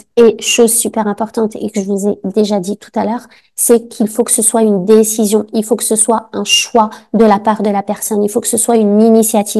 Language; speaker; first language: French; native; French